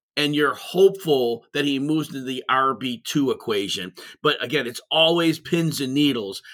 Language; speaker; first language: English; native; English